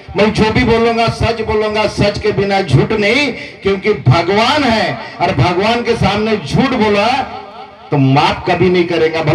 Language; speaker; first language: Hindi; non-native, local second language; Marathi